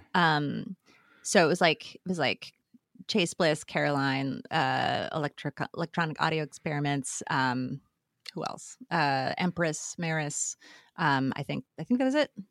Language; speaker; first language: English; native; English